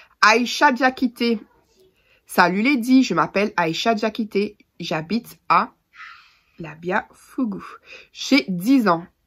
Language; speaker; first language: French; native; French